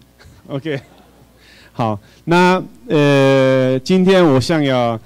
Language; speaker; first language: Chinese; non-native, fluent; Hungarian